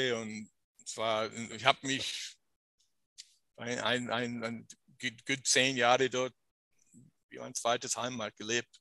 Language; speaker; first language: German; non-native, fluent; English